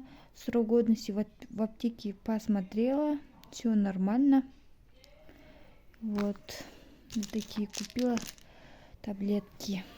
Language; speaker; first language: Russian; non-native, local second language; Kazakh